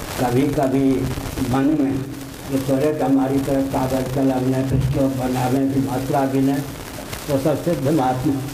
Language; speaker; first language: Hindi; non-native, local second language; Maithili